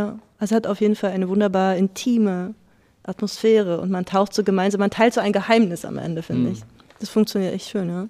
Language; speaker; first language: German; native; German